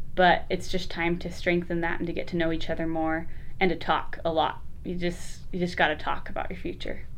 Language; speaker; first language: English; native; English